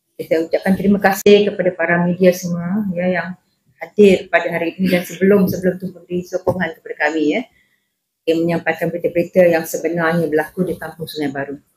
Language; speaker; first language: Malay; native; Malay